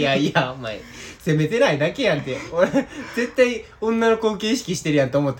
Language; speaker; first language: Japanese; native; Japanese